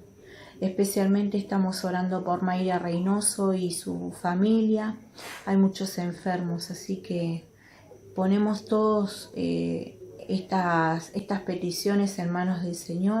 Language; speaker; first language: Spanish; native; Spanish